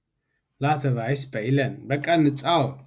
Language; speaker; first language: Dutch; non-native, fluent; Tigrinya